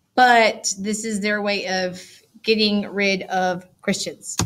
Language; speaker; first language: English; native; English